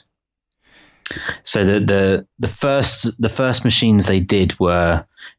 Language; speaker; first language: English; native; English